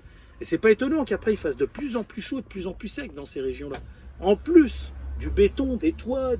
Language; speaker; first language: French; native; French